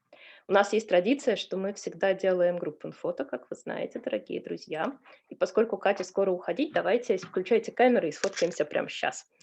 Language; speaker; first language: Russian; native; Russian